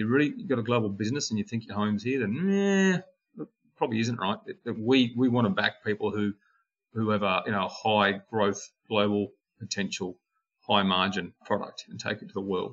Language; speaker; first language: English; native; English